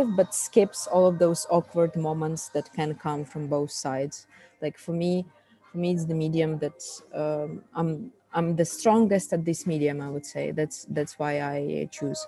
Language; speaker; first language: English; non-native, fluent; Russian